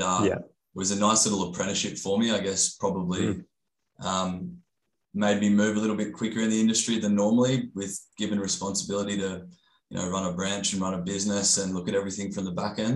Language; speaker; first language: English; native; English